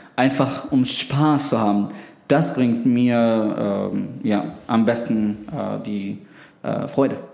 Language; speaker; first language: German; non-native, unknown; Arabic